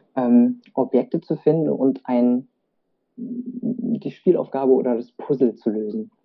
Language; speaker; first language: German; native; German